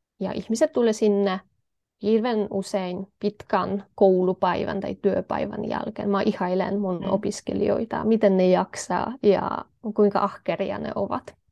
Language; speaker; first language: Finnish; non-native, fluent; Polish